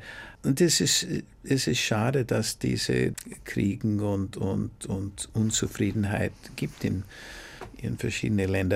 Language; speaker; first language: German; non-native, fluent; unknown